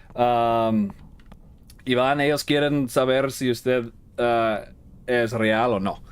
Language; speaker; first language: Spanish; non-native, learner; English